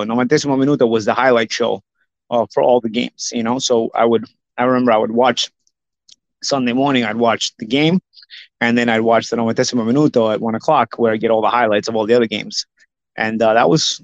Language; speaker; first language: English; early bilingual, other home language; Italian